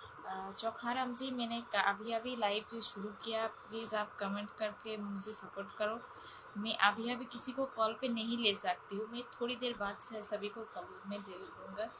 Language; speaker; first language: Hindi; non-native, fluent; Bangla